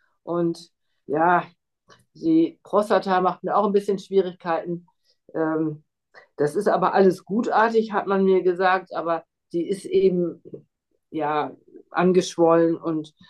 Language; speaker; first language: German; native; German